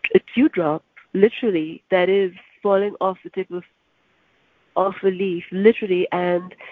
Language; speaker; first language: English; non-native, local second language; Urdu